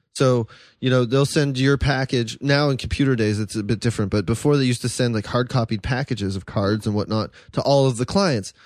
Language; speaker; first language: English; native; English